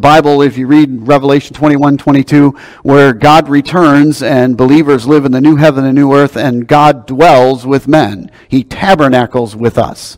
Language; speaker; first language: English; native; English